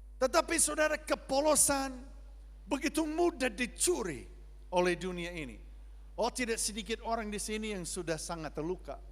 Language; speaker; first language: Indonesian; non-native, fluent; English